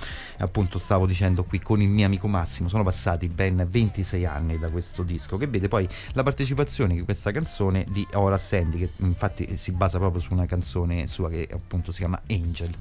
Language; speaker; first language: Italian; native; Italian